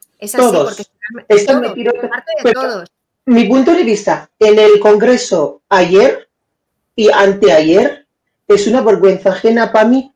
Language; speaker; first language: Spanish; non-native, fluent; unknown